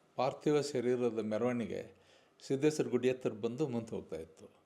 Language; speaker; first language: Kannada; non-native, local second language; Urdu